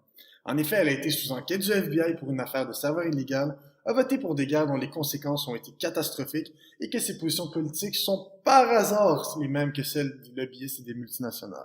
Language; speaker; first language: French; native; French